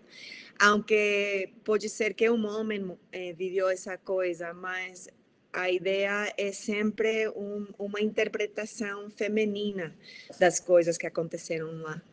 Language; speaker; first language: Portuguese; non-native, fluent; Spanish